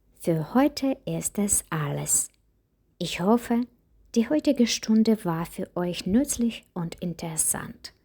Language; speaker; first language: German; non-native, fluent; Ukrainian